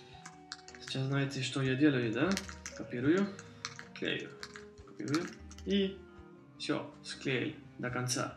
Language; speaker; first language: Russian; early bilingual, heritage; Russian